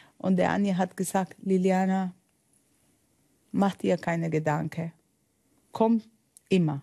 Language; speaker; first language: German; non-native, learner; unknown